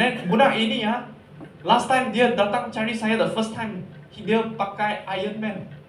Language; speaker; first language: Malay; non-native, local second language; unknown